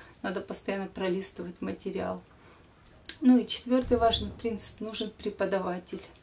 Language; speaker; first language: Russian; native; Russian